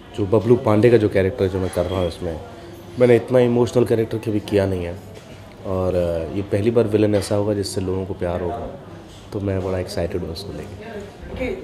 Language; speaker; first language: Hindi; native; Hindi